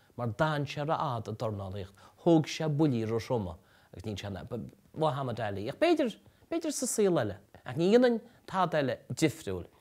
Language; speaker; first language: Irish; native; Irish